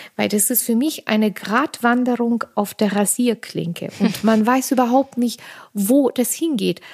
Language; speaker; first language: German; non-native, fluent; Armenian